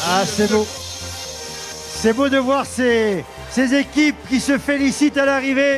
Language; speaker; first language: French; native; French